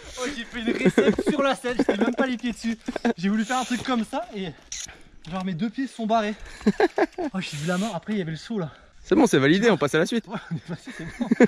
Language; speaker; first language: French; native; French